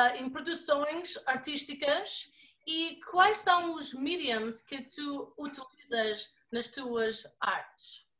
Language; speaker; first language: Portuguese; early bilingual, other home language; English